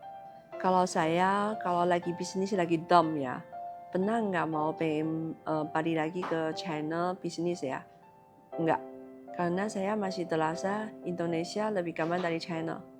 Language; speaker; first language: Indonesian; non-native, learner; Chinese